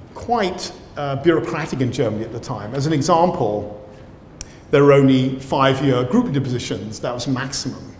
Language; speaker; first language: English; native; English